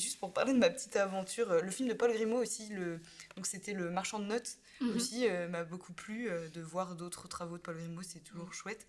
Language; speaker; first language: French; native; French